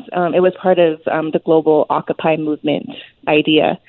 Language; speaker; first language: English; non-native, local second language; Cantonese